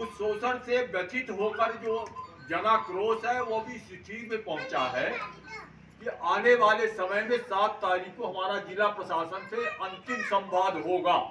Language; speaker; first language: Hindi; native; Hindi